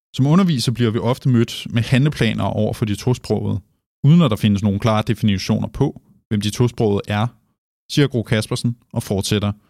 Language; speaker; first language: Danish; native; Danish